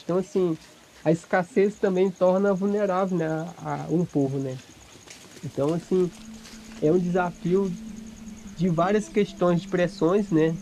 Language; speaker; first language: Portuguese; non-native, local second language; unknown